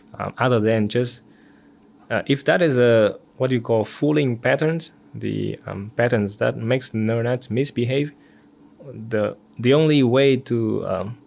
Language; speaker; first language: English; non-native, fluent; Vietnamese